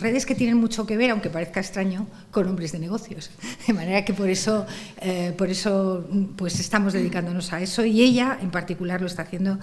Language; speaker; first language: Spanish; native; Spanish